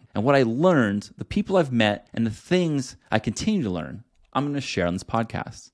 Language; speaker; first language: English; native; English